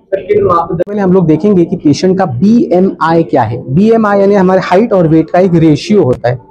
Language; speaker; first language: Hindi; non-native, local second language; Marathi